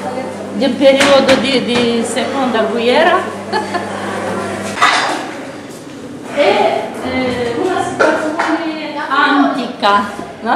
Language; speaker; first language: Italian; non-native, learner; Romanian